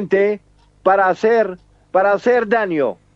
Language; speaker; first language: Spanish; non-native, fluent; Arabic